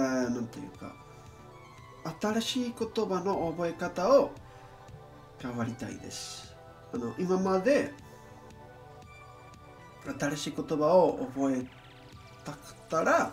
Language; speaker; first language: Japanese; non-native, learner; English